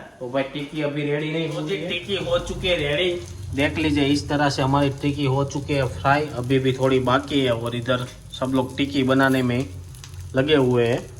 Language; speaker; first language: Hindi; non-native, local second language; Gujarati